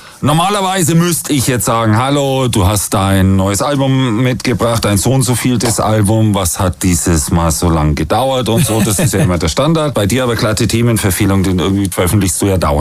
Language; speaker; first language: German; native; German